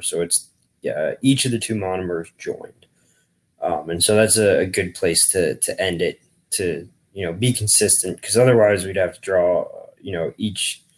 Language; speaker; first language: English; native; English